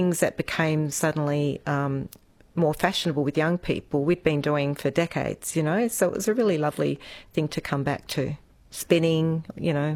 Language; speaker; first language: English; native; English